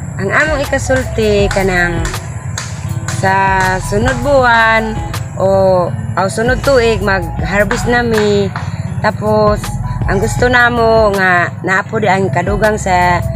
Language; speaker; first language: Cebuano; non-native, local second language; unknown